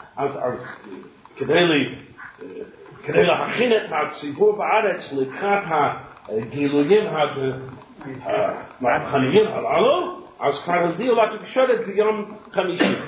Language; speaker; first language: Hebrew; non-native, fluent; English